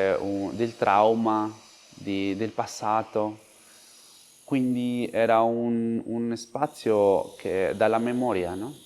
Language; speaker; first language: Italian; non-native, fluent; Spanish